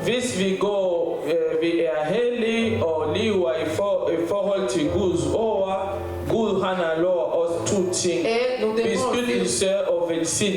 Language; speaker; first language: Danish; non-native, fluent; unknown